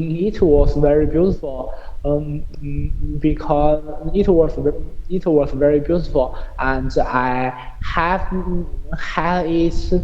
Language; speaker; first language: English; non-native, learner; Chinese